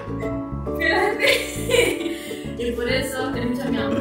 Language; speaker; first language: Spanish; early bilingual, other home language; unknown